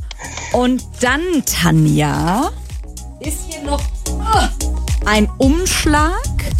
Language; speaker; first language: German; native; German